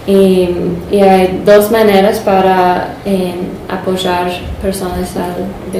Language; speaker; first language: Spanish; non-native, fluent; English